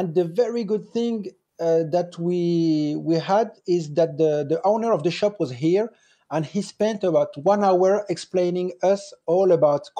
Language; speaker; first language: English; non-native, fluent; French